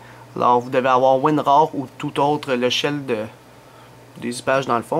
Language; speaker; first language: French; native; French